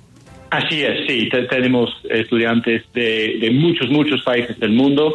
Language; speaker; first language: Spanish; non-native, fluent; English